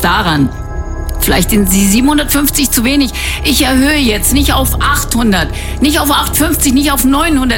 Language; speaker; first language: German; native; German